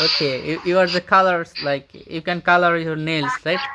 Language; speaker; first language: English; non-native, fluent; Bangla